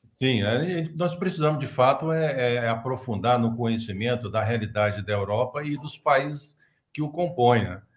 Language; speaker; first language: Portuguese; native; Portuguese